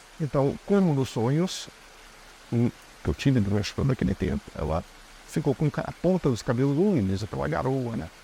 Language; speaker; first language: Portuguese; non-native, fluent; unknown